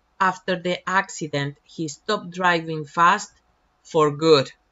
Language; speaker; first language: English; non-native, fluent; Spanish